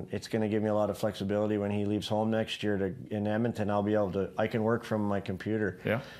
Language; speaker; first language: English; native; English